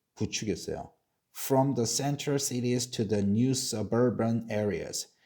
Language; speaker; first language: English; non-native, fluent; Korean